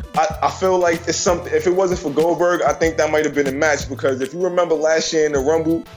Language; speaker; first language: English; native; English